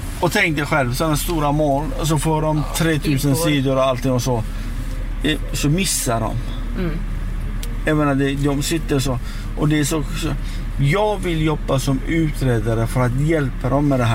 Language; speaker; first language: Swedish; early bilingual, other home language; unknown